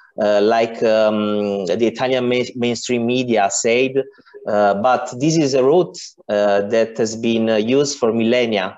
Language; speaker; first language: English; non-native, learner; Italian